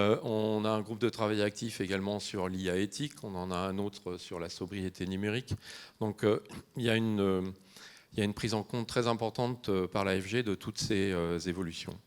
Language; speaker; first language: French; native; French